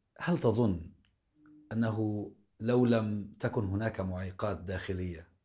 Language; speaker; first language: Arabic; native; Arabic